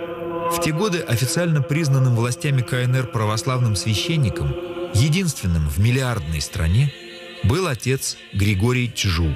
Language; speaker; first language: Russian; native; Russian